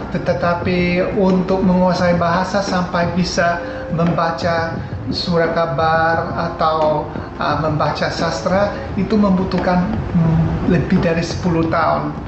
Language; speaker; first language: Indonesian; non-native, fluent; English